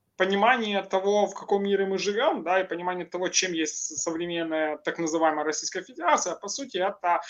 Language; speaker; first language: Russian; non-native, local second language; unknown